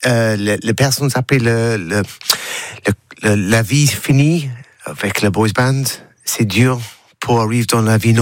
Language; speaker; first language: French; non-native, learner; English